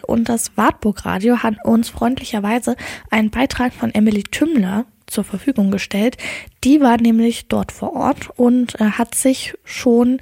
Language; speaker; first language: German; native; German